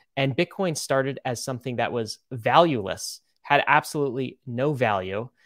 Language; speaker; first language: English; native; English